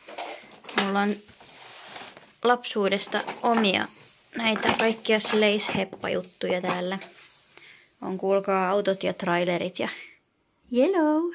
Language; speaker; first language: Finnish; native; Finnish